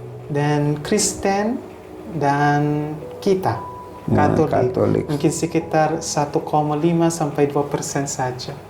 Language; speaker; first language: Indonesian; non-native, fluent; Hiligaynon